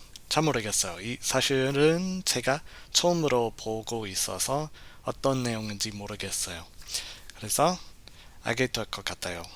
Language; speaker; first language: Korean; non-native, fluent; English